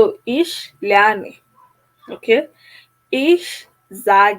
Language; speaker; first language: German; non-native, fluent; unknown